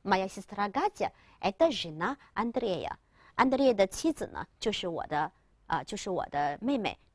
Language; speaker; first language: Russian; non-native, fluent; Chinese